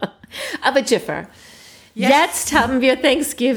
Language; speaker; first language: German; non-native, fluent; English